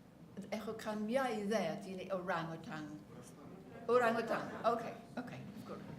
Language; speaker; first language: Greek; non-native, learner; English